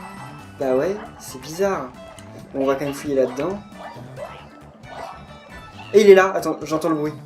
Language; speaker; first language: French; native; French